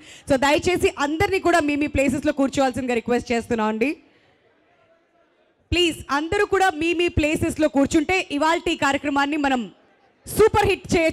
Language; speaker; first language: Telugu; native; Telugu